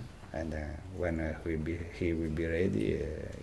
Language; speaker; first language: English; non-native, fluent; Italian